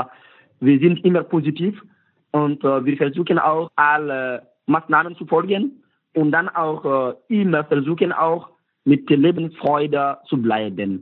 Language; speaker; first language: German; non-native, learner; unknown